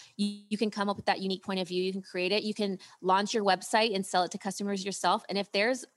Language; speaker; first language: English; native; English